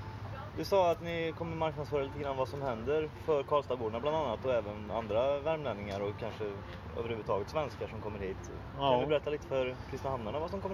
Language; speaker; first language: Swedish; native; Swedish